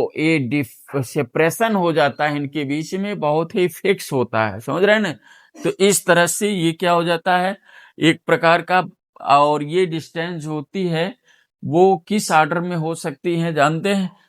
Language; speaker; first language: Hindi; native; Hindi